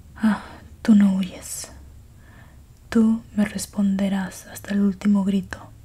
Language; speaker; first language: Spanish; early bilingual, heritage; Spanish